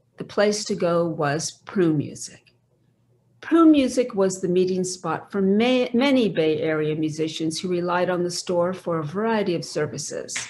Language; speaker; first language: English; native; English